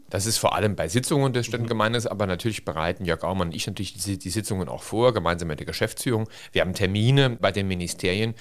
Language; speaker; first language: German; native; German